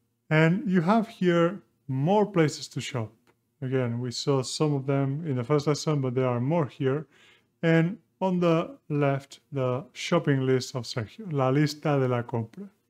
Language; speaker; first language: English; non-native, fluent; Spanish